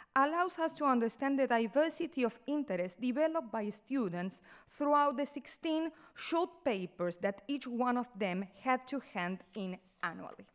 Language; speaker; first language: English; non-native, fluent; Spanish